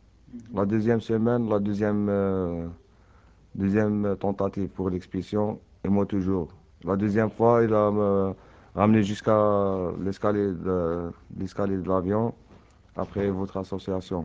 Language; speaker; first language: French; non-native, learner; Arabic